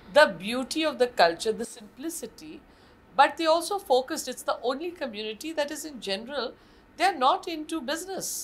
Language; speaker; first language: English; non-native, local second language; Marathi